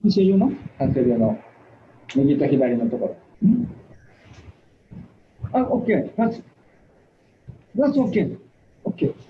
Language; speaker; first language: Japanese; native; Japanese